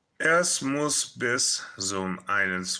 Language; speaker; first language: German; non-native, fluent; English